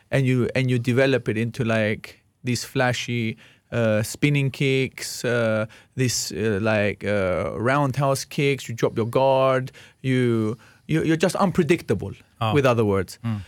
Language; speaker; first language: English; non-native, fluent; Greek